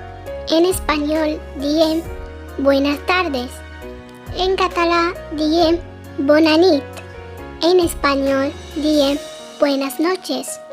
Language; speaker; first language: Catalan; non-native, learner; Arabic